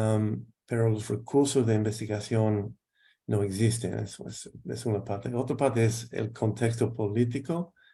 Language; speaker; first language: Spanish; non-native, fluent; English